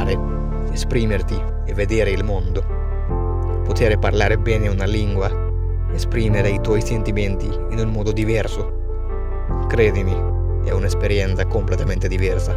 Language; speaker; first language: Italian; non-native, learner; Bangla